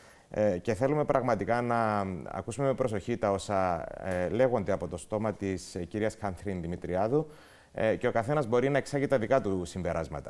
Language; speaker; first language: Greek; native; Greek